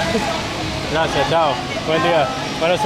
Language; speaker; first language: Spanish; non-native, learner; English